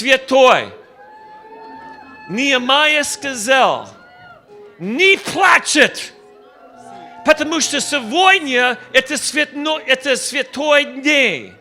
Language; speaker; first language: Russian; non-native, learner; English